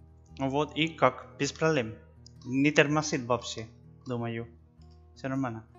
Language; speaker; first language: Russian; non-native, learner; Spanish